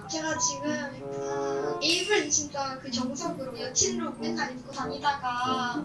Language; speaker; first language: Korean; early bilingual, other home language; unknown